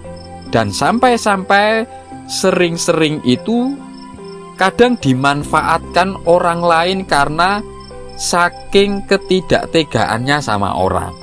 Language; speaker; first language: Indonesian; non-native, local second language; Javanese